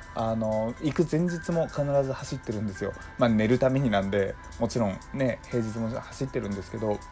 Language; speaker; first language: Japanese; native; Japanese